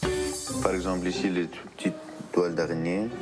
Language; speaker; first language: French; non-native, fluent; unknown